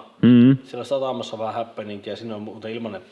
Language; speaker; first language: Finnish; native; Finnish